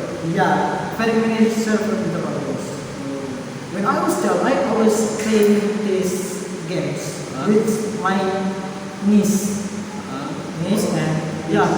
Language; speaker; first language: English; non-native, learner; Indonesian